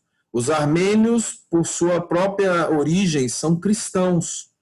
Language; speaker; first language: Portuguese; native; Portuguese